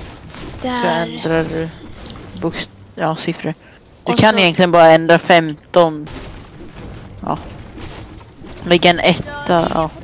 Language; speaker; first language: Swedish; native; Swedish